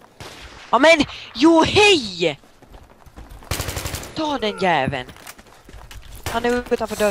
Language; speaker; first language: Swedish; native; Swedish